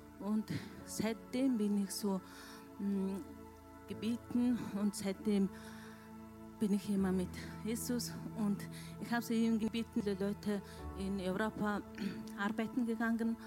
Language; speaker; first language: German; non-native, learner; Mongolian